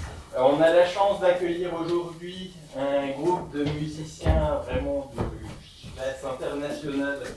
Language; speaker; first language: French; native; French